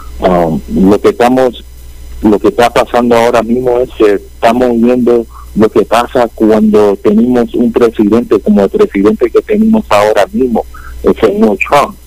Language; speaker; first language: Spanish; early bilingual, heritage; Spanish